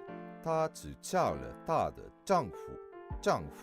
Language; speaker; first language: Chinese; non-native, learner; English